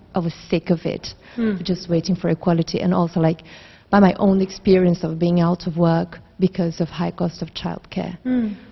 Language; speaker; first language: English; non-native, fluent; Portuguese